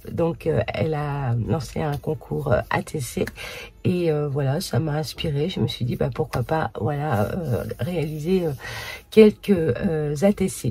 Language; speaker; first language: French; native; French